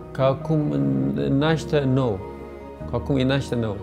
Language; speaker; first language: Romanian; non-native, learner; Tigrinya